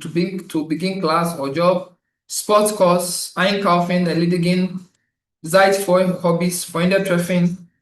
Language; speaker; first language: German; non-native, fluent; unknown